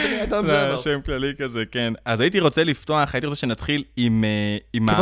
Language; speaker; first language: Hebrew; native; Hebrew